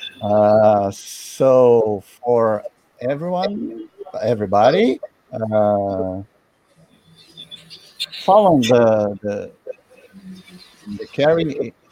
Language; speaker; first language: English; non-native, learner; Portuguese